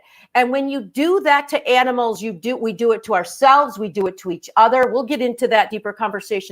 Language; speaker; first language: English; native; English